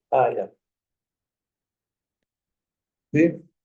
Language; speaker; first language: Spanish; native; Spanish